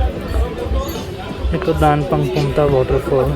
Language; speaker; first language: Filipino; non-native, learner; Punjabi